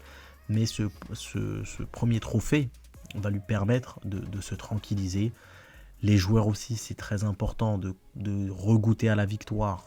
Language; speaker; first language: French; native; French